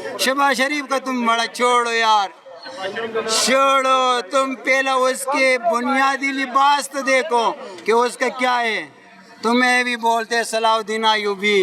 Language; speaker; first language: Urdu; non-native, local second language; Pashto